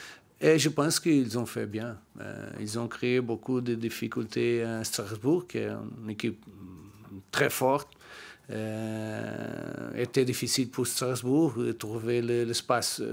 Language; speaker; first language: French; non-native, learner; Portuguese